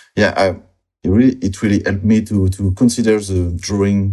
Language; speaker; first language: English; non-native, learner; French